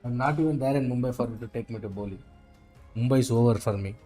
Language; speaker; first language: English; non-native, local second language; Hindi